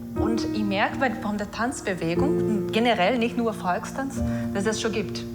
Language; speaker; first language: German; non-native, fluent; Portuguese